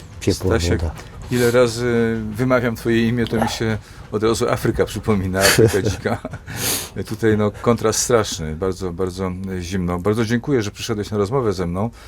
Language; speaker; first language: Polish; native; Polish